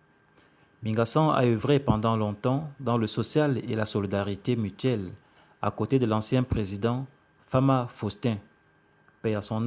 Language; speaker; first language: French; non-native, local second language; Fang